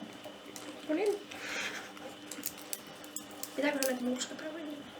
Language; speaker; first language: Finnish; non-native, learner; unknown